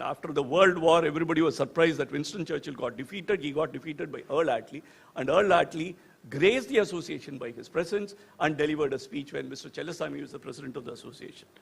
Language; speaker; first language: English; non-native, local second language; Tamil